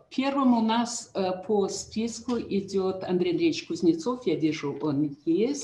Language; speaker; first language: Russian; native; Russian